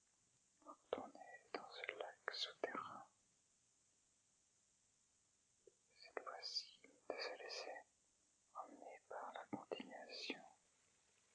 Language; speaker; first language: French; native; French